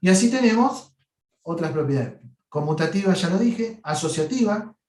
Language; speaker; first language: Spanish; native; Spanish